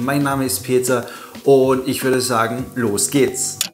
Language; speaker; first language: German; native; German